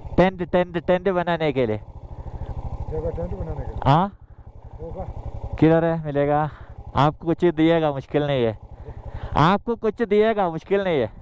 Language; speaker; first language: Hindi; non-native, learner; Malayalam